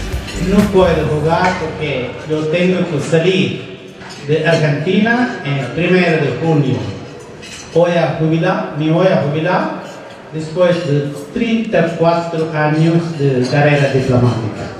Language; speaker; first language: Spanish; non-native, learner; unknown